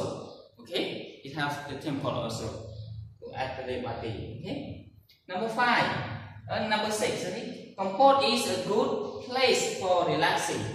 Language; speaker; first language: English; non-native, learner; Khmer